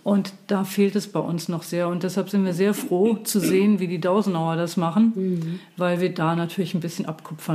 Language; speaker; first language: German; native; German